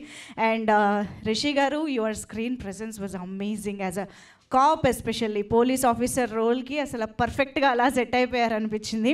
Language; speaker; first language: Telugu; native; Telugu